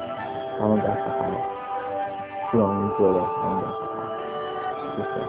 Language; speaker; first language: Chinese; non-native, learner; English